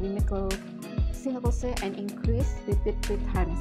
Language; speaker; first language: English; non-native, learner; Indonesian